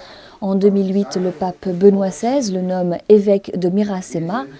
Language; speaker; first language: French; native; French